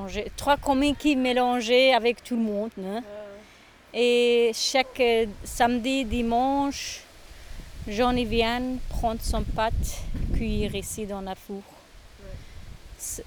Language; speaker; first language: French; non-native, learner; Turkish